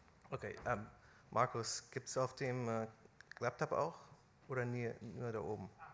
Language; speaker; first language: German; early bilingual, other home language; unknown